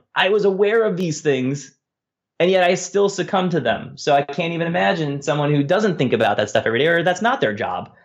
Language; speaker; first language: English; native; English